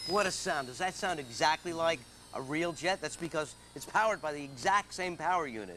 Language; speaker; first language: English; native; English